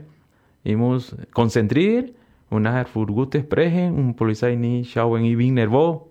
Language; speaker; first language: German; non-native, learner; Spanish